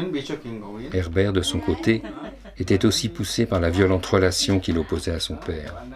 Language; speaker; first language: French; native; French